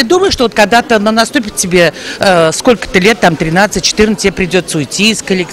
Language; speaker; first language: Russian; native; Russian